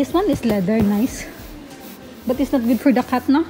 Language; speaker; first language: English; non-native, learner; Filipino